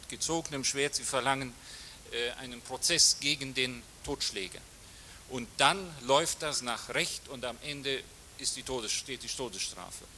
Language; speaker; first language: German; native; German